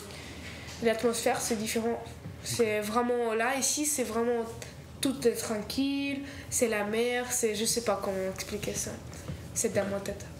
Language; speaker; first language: French; non-native, learner; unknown